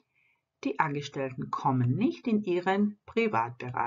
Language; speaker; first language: German; non-native, fluent; Croatian